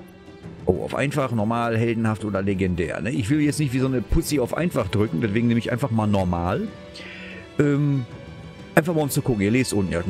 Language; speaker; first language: German; native; German